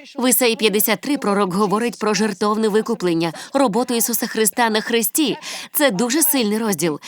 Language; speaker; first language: Ukrainian; non-native, fluent; English